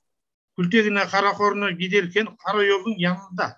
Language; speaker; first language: Turkish; non-native, learner; Kazakh